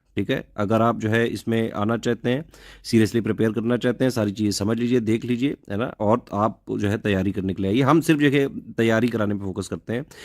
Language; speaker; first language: Hindi; native; Hindi